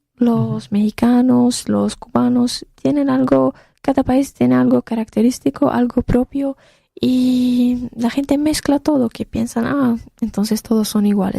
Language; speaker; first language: Spanish; non-native, fluent; Arabic